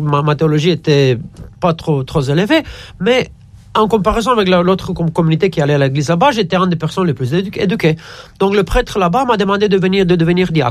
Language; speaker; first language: French; non-native, fluent; Romanian